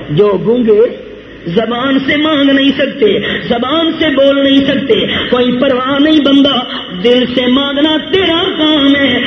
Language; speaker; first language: Urdu; non-native, local second language; Punjabi